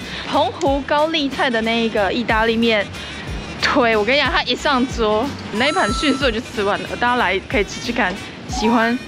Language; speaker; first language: Chinese; native; Chinese